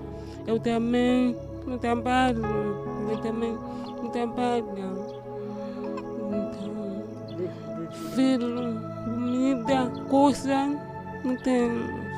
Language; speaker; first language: Portuguese; non-native, learner; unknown